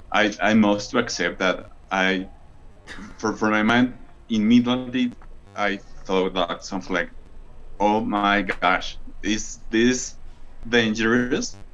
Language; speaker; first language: English; non-native, learner; Spanish